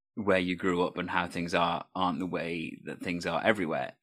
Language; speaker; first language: English; native; English